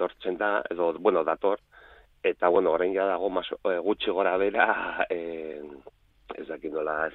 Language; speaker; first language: Basque; non-native, local second language; Spanish